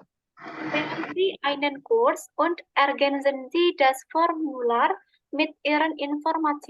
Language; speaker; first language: German; non-native, fluent; Indonesian